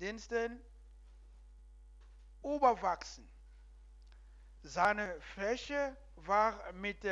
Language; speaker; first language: German; non-native, learner; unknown